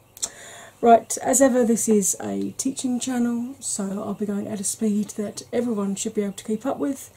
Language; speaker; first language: English; native; English